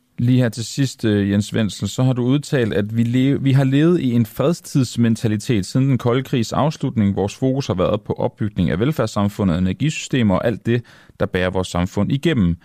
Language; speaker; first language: Danish; native; Danish